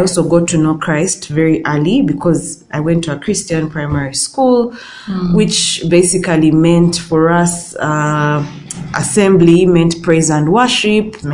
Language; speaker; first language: English; non-native, local second language; Ganda